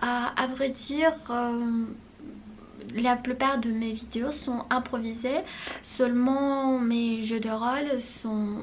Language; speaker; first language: French; non-native, fluent; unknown